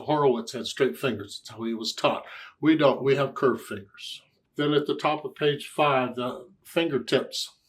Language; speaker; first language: English; native; English